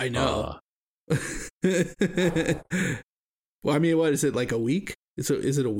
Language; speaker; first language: English; native; English